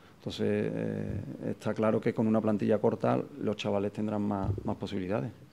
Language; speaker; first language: Spanish; native; Spanish